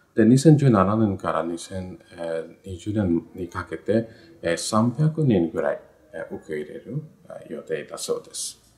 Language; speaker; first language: Japanese; non-native, fluent; Bangla